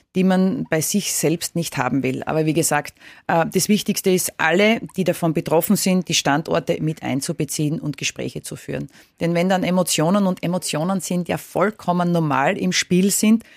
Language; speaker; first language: German; native; German